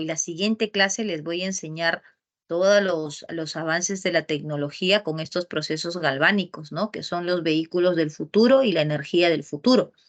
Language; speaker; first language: Spanish; native; Spanish